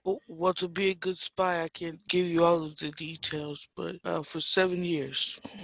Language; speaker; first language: English; native; English